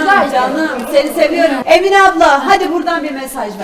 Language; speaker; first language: Turkish; native; Turkish